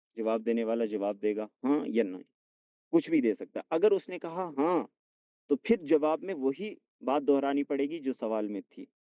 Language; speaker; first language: Urdu; non-native, local second language; Punjabi